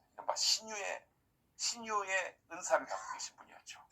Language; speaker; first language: Korean; native; Korean